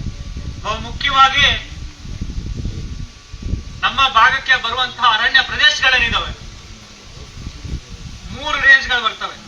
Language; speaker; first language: Kannada; native; Kannada